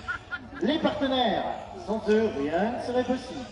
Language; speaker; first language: French; native; French